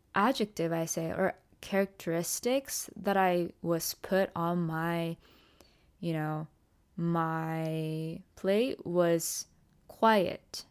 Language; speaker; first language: English; early bilingual, other home language; Japanese